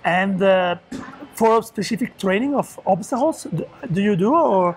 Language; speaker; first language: English; non-native, learner; Italian